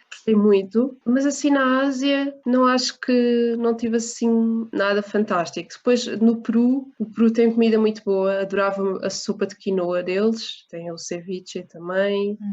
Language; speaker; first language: Portuguese; native; Portuguese